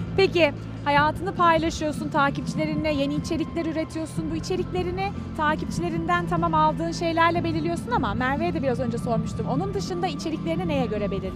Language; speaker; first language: Turkish; native; Turkish